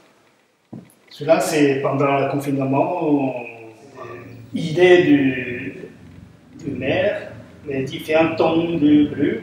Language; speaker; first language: French; non-native, fluent; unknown